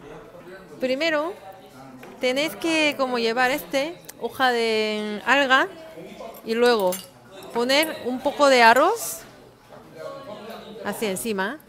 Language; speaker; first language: Spanish; non-native, learner; Korean